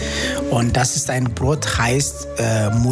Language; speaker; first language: German; non-native, fluent; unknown